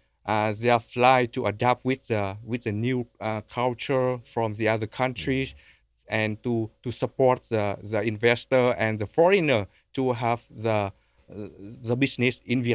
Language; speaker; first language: English; non-native, learner; Vietnamese